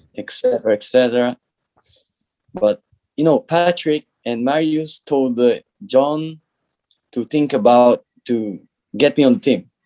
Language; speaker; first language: English; non-native, learner; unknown